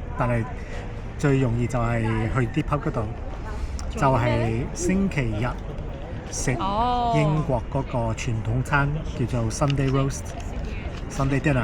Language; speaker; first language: Cantonese; early bilingual, heritage; Cantonese